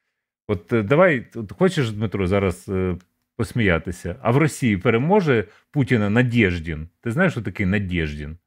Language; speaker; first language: Ukrainian; native; Ukrainian